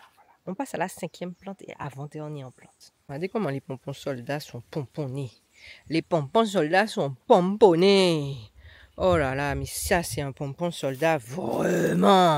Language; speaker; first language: French; native; French